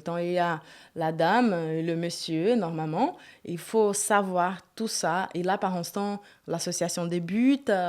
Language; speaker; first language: French; non-native, fluent; Portuguese